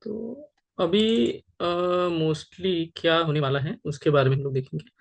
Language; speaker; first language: Hindi; non-native, local second language; Marathi